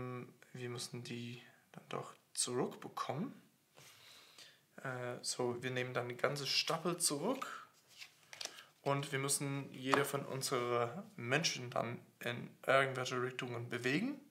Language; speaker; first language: German; non-native, fluent; English